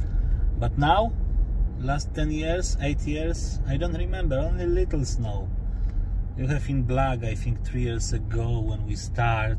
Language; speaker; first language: English; non-native, learner; Polish